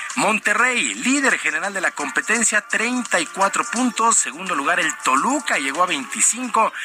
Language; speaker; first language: Spanish; native; Spanish